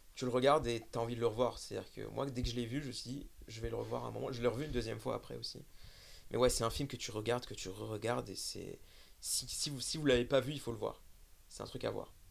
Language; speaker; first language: French; native; French